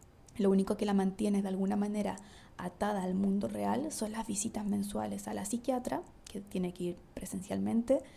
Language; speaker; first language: Spanish; native; Spanish